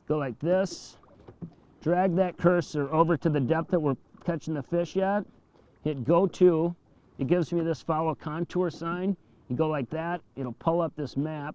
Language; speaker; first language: English; native; English